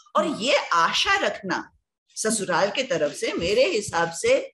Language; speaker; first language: Hindi; native; Hindi